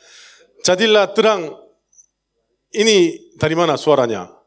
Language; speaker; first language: Indonesian; non-native, learner; Korean